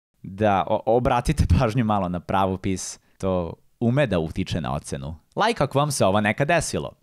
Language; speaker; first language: Serbian; native; Serbian